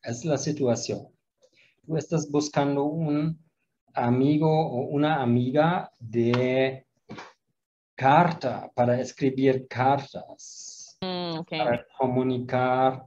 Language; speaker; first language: Spanish; non-native, fluent; German